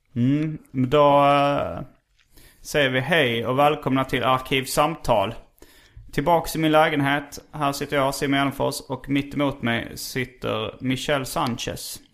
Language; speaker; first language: Swedish; native; Swedish